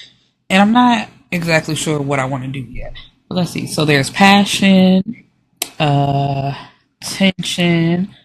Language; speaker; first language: English; native; English